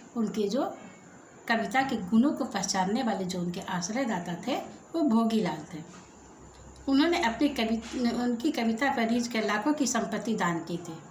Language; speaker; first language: Hindi; native; Hindi